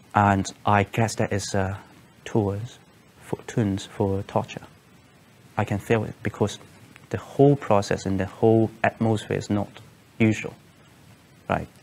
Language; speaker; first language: English; non-native, local second language; Cantonese